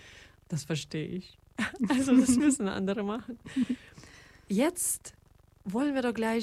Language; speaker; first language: German; non-native, fluent; Russian